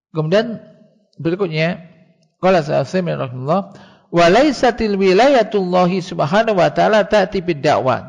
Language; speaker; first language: Indonesian; native; Indonesian